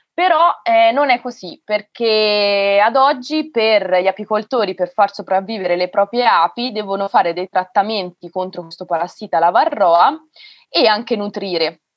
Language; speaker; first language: Italian; native; Italian